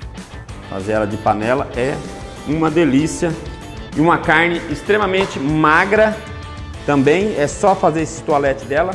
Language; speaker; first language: Portuguese; native; Portuguese